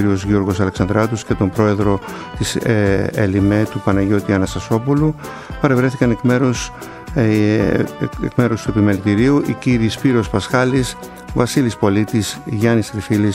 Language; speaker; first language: Greek; native; Greek